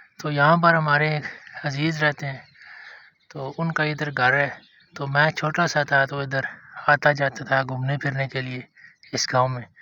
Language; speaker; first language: Urdu; non-native, local second language; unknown